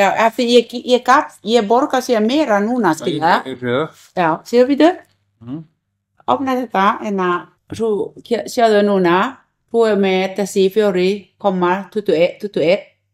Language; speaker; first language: Icelandic; non-native, learner; Thai